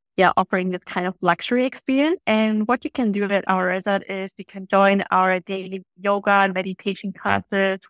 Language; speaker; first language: English; non-native, fluent; German